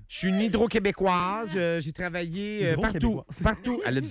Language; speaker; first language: French; native; French